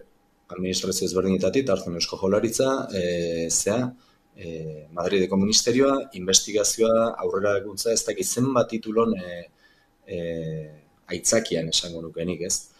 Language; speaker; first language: Basque; native; Basque